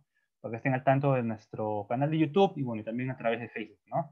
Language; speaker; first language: Spanish; native; Spanish